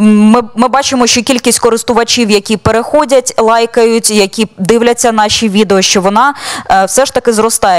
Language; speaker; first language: Ukrainian; native; Ukrainian